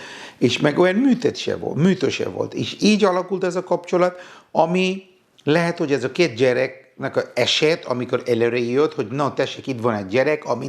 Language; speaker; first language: Hungarian; non-native, fluent; Bangla